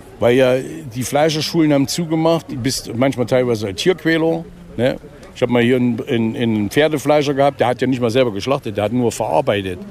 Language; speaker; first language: German; native; German